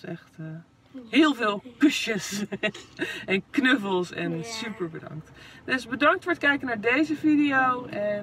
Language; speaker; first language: Dutch; native; Dutch